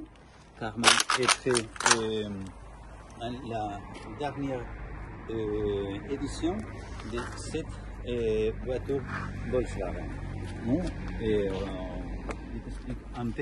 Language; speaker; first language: French; non-native, learner; Spanish